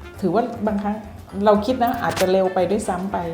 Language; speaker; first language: Thai; native; Thai